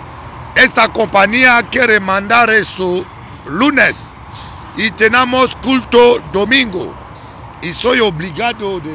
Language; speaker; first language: Spanish; non-native, learner; Lingala